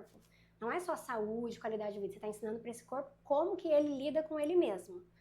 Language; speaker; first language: Portuguese; native; Portuguese